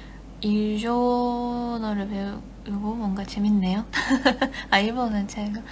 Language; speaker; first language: Korean; non-native, learner; Japanese